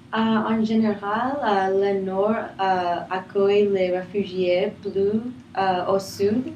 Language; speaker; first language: French; non-native, learner; English